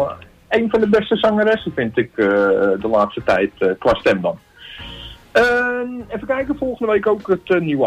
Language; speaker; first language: Dutch; native; Dutch